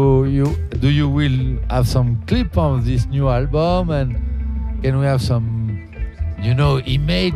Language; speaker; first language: English; non-native, learner; French